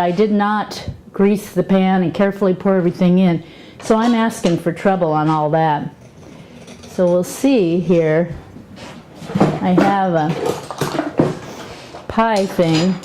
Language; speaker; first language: English; native; English